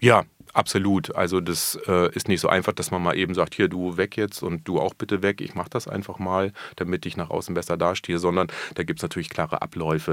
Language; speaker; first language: German; native; German